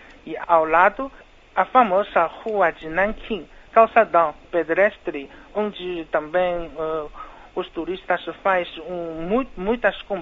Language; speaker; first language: Portuguese; non-native, fluent; Chinese